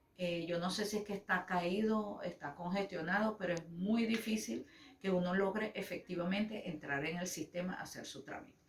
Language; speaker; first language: Spanish; native; Spanish